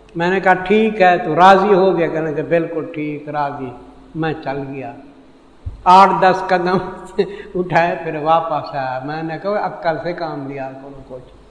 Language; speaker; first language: Urdu; non-native, local second language; Saraiki